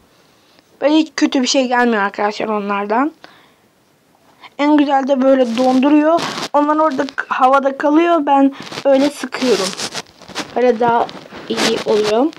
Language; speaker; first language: Turkish; native; Turkish